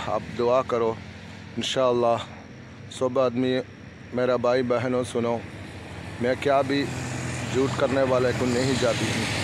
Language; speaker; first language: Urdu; non-native, learner; Malayalam